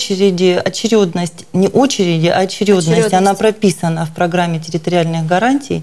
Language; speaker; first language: Russian; native; Russian